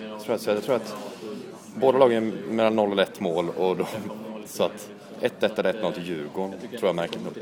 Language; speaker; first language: Swedish; native; Swedish